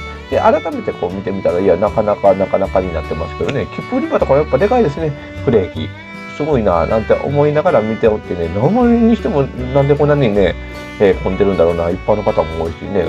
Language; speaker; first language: Japanese; native; Japanese